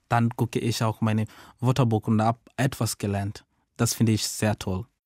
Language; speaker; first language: German; non-native, learner; Swahili